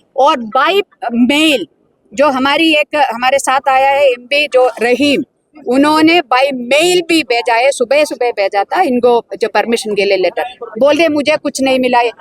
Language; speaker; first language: Hindi; non-native, local second language; Malayalam